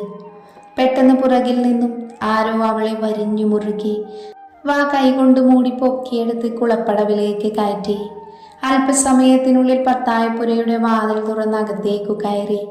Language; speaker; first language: Malayalam; native; Malayalam